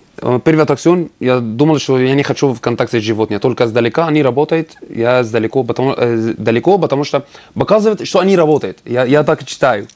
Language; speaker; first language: Russian; non-native, learner; Arabic